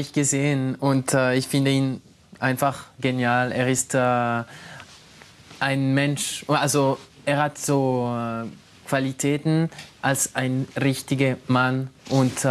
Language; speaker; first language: German; non-native, local second language; French